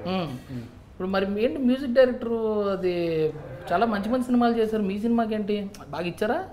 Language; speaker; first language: Telugu; native; Telugu